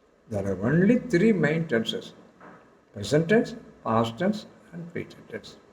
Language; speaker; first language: English; non-native, local second language; Tamil